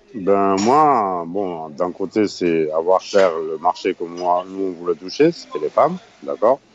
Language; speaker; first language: French; non-native, fluent; Spanish